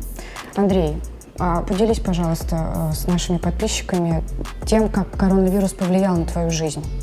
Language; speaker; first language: Russian; native; Russian